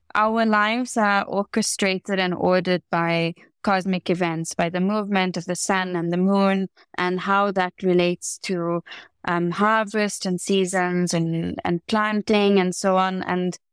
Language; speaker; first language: English; native; English